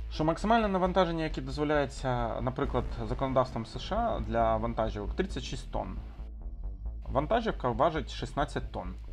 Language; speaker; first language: Ukrainian; non-native, local second language; Russian